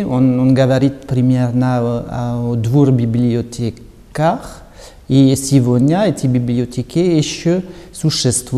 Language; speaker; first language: Russian; non-native, learner; French